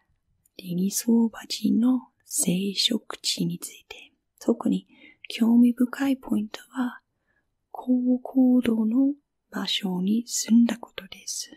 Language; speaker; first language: Japanese; non-native, fluent; English